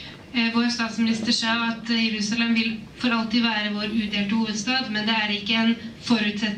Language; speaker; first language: Norwegian; native; Norwegian